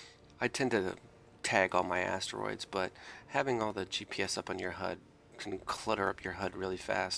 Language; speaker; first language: English; native; English